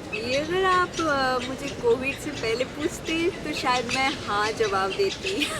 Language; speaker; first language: Hindi; non-native, local second language; Bangla